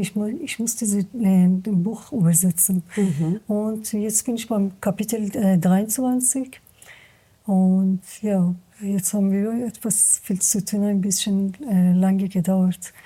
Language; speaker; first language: German; non-native, learner; Persian